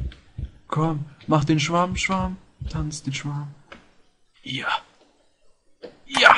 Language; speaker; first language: German; native; German